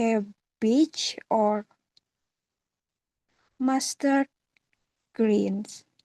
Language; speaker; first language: English; non-native, learner; Indonesian